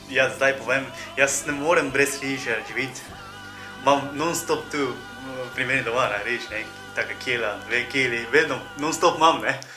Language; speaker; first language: Slovenian; non-native, learner; Japanese